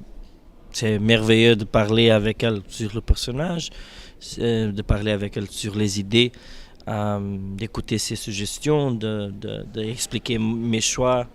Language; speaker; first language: French; non-native, fluent; Portuguese